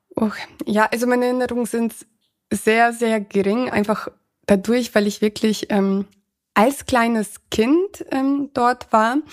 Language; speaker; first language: German; early bilingual, other home language; Russian